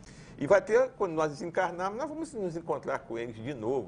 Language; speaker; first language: Portuguese; native; Portuguese